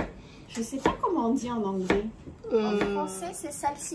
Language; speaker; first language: French; native; French